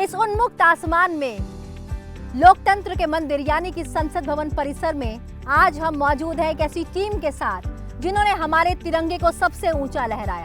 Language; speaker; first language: Hindi; native; Hindi